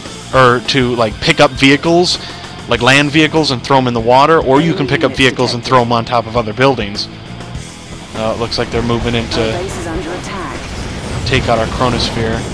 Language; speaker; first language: English; native; English